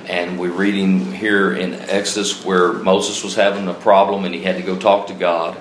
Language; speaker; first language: English; native; English